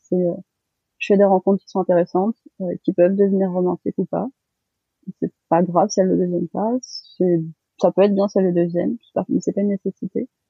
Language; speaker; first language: French; early bilingual, other home language; Malagasy